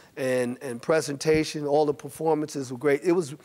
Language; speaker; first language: English; native; English